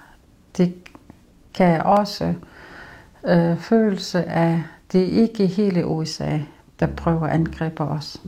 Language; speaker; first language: Danish; non-native, local second language; Kalaallisut